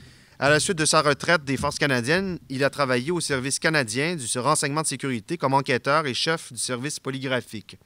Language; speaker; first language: French; native; French